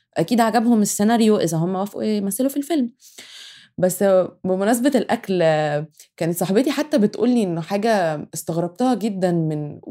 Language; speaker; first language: Arabic; native; Arabic